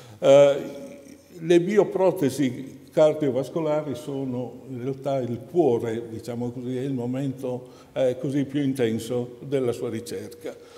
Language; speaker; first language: Italian; native; Italian